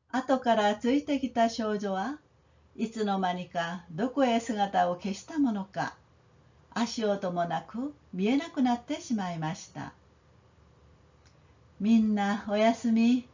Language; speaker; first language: Japanese; non-native, fluent; Korean